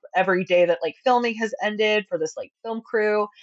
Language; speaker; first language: English; early bilingual, other home language; Spanish